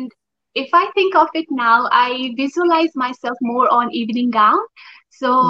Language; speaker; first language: English; non-native, local second language; Nepali